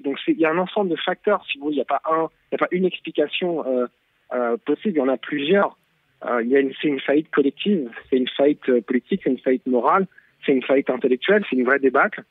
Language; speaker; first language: French; native; French